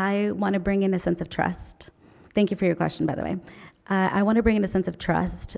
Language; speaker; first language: English; native; English